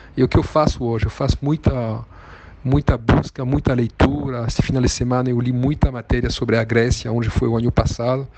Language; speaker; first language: Portuguese; non-native, fluent; French